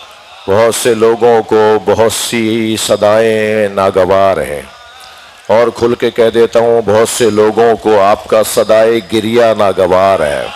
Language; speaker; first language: Urdu; native; Urdu